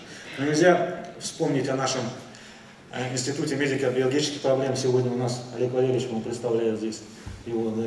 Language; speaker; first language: Russian; native; Russian